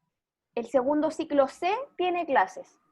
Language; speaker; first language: Spanish; native; Spanish